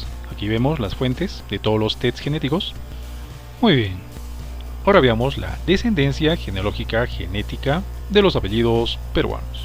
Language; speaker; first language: Spanish; native; Spanish